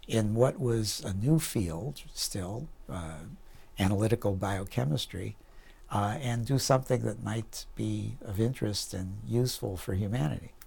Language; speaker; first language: English; native; English